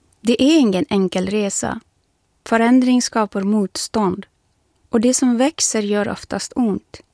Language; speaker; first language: Swedish; non-native, fluent; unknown